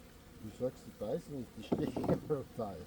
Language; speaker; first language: German; native; German